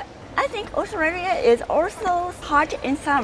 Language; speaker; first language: English; non-native, learner; Japanese